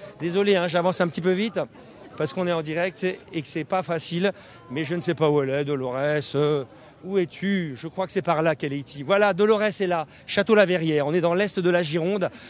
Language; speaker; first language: French; native; French